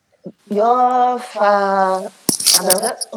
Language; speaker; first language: Catalan; non-native, fluent; English